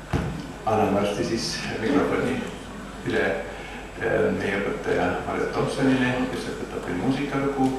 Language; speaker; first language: Estonian; native; Estonian